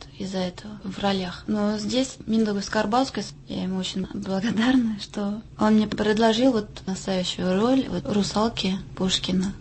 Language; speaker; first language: Russian; non-native, fluent; French